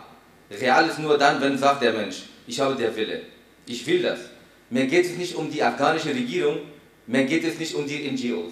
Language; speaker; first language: German; non-native, fluent; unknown